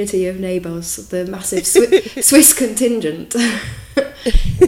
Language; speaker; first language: English; native; English